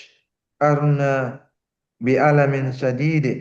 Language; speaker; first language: Arabic; non-native, learner; Indonesian